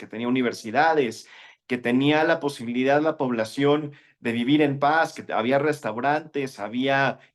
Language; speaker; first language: Spanish; native; Spanish